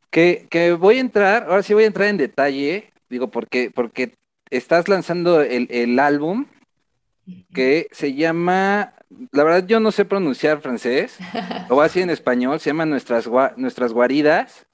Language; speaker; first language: Spanish; native; Spanish